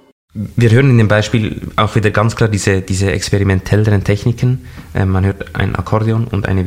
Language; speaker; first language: German; native; German